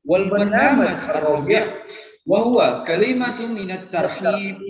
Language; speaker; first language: Arabic; non-native, learner; Indonesian